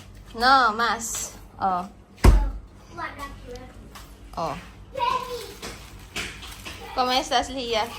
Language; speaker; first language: Spanish; non-native, learner; Filipino